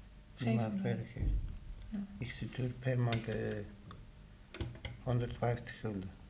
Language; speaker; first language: Dutch; non-native, learner; Turkish